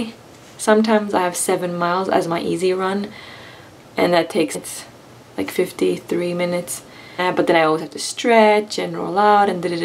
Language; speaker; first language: English; non-native, fluent; Swedish